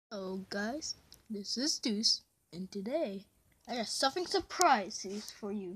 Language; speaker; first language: English; native; English